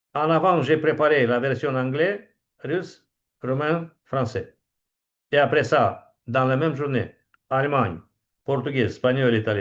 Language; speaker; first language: French; non-native, fluent; Romanian